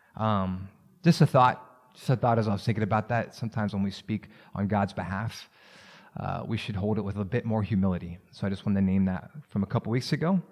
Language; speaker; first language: English; native; English